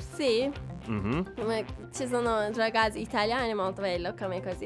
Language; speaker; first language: Italian; non-native, learner; Turkish